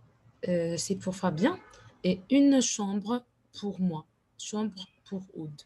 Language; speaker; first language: French; non-native, fluent; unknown